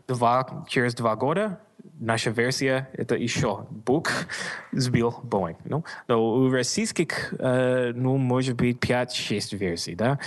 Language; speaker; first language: Russian; non-native, learner; English